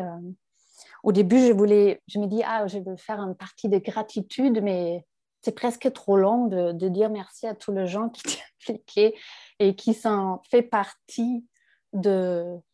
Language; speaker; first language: French; non-native, fluent; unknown